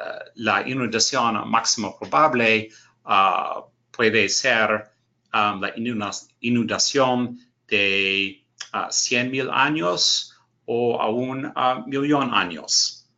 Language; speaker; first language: Spanish; non-native, learner; English